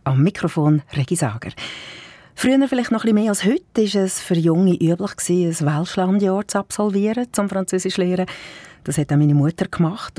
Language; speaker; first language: German; native; German